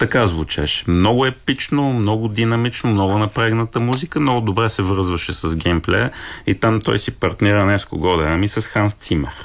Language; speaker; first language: Bulgarian; native; Bulgarian